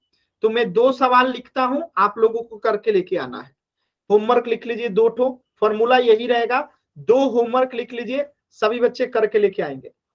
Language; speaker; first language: Hindi; native; Hindi